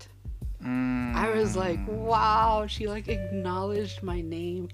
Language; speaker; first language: English; native; English